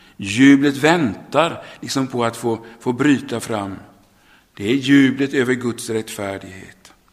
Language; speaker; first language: Swedish; native; Swedish